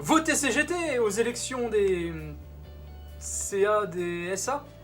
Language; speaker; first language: French; native; French